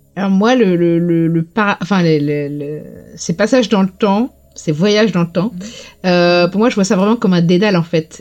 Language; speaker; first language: French; native; French